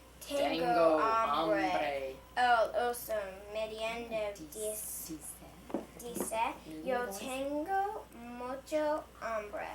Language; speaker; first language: Spanish; non-native, learner; English